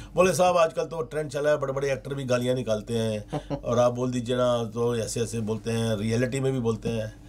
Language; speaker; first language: Hindi; native; Hindi